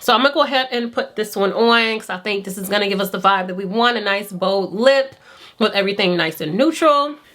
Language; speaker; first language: English; native; English